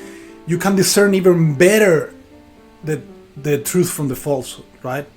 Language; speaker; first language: English; non-native, fluent; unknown